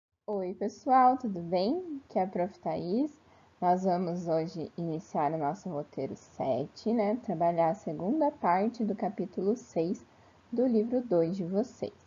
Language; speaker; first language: Portuguese; native; Portuguese